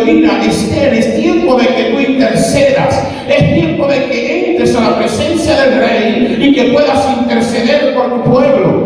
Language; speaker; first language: Spanish; native; Spanish